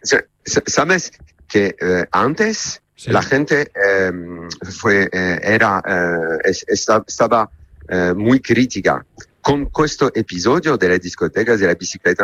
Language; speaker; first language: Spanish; non-native, learner; Italian